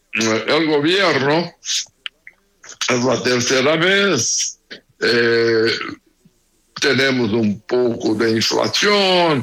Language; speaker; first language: Spanish; non-native, learner; Portuguese